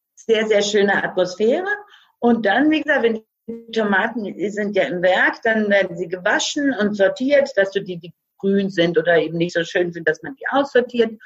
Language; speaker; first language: German; non-native, fluent; Croatian